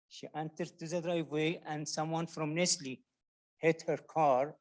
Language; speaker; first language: English; non-native, learner; Arabic